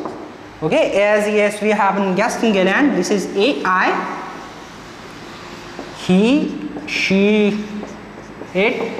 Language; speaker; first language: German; non-native, learner; Marathi